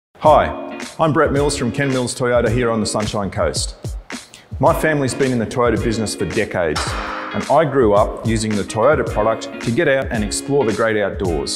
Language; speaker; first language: English; native; English